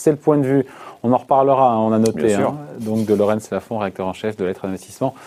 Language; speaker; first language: French; native; French